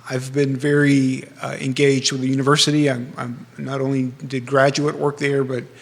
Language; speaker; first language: English; native; English